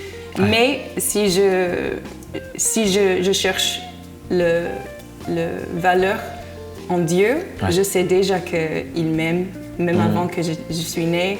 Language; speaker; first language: French; non-native, fluent; English